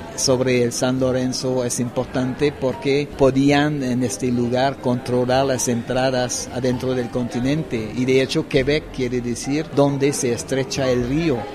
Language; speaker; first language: Spanish; non-native, fluent; French